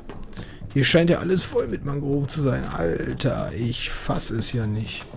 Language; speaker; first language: German; native; German